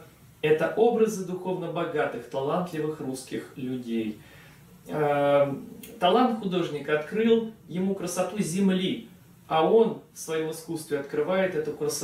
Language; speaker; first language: Russian; native; Russian